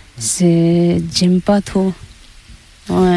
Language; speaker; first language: French; non-native, learner; Tibetan